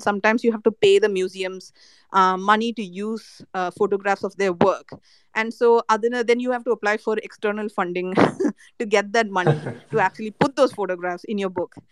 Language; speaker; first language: English; non-native, local second language; Malayalam